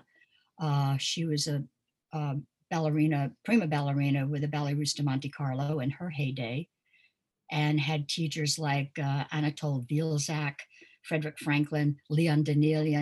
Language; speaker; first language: English; native; English